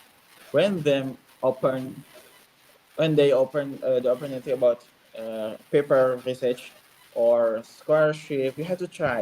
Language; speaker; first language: English; non-native, learner; Indonesian